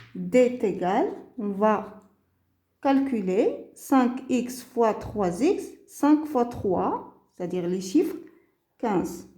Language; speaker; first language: French; non-native, local second language; Arabic